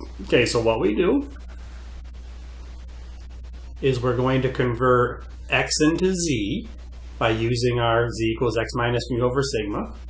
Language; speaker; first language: English; native; English